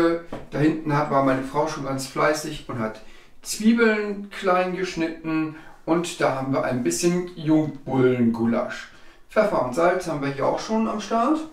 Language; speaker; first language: German; native; German